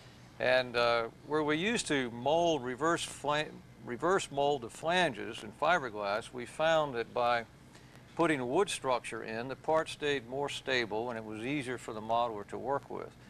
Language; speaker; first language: English; native; English